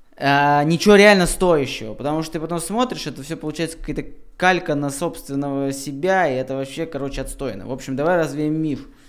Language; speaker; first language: Russian; native; Russian